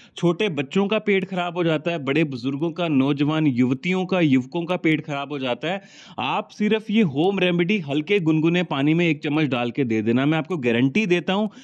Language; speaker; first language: Hindi; native; Hindi